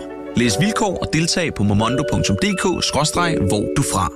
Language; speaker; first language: Danish; native; Danish